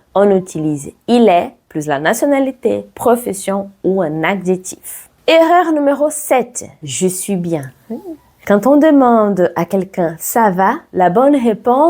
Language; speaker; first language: French; non-native, fluent; Portuguese